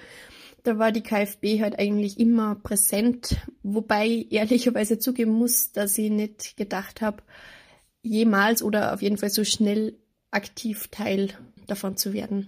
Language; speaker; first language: German; native; German